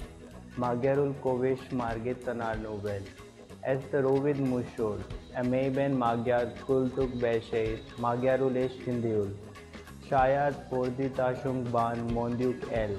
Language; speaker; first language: Hungarian; non-native, learner; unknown